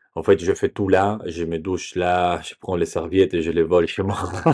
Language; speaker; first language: French; non-native, learner; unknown